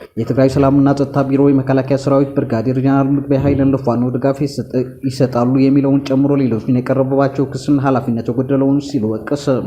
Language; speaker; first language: Amharic; native; Amharic